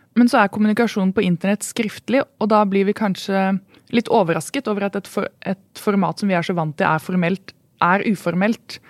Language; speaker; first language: Norwegian; native; Norwegian